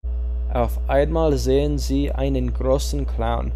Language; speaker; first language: German; non-native, learner; English